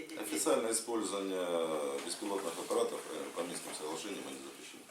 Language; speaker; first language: Russian; native; Russian